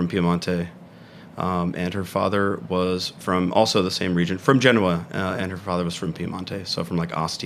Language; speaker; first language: English; native; English